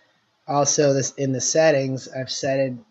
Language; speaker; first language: English; native; English